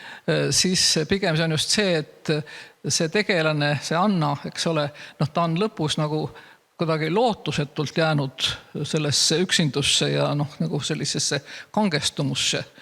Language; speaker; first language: Estonian; native; Estonian